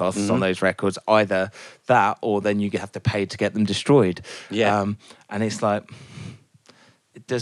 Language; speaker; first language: English; native; English